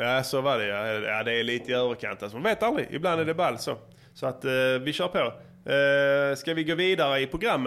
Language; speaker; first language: Swedish; native; Swedish